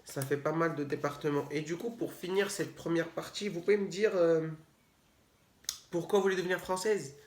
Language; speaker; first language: French; native; French